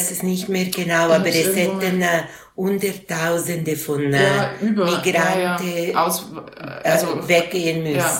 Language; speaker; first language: German; non-native, local second language; Italian